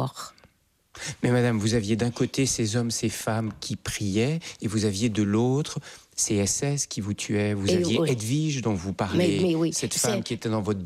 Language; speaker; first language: French; native; French